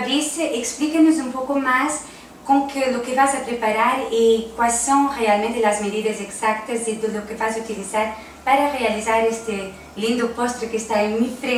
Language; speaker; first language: Spanish; native; Spanish